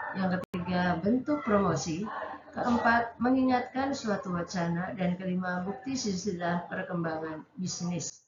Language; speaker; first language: Indonesian; native; Indonesian